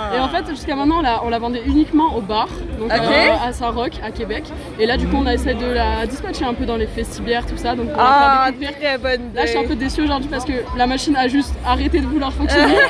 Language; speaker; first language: French; native; French